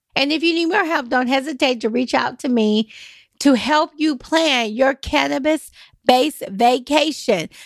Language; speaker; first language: English; native; English